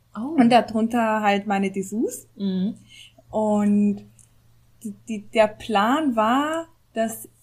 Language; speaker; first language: German; native; German